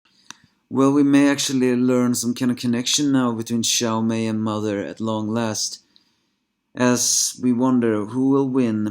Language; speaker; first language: English; non-native, fluent; Swedish